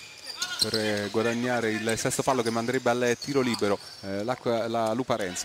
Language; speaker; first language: Italian; native; Italian